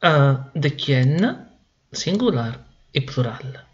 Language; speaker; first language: Spanish; non-native, fluent; Italian